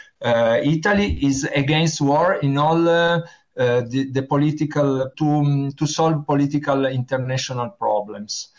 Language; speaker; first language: English; non-native, learner; Italian